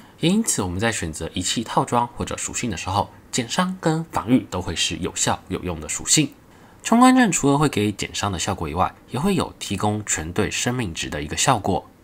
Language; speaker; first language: Chinese; native; Chinese